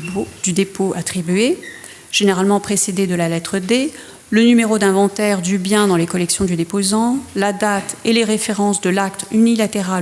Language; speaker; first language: French; native; French